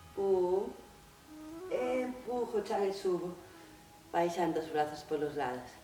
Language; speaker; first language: Galician; non-native, local second language; Spanish